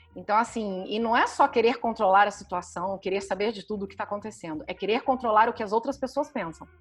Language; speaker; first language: Portuguese; native; Portuguese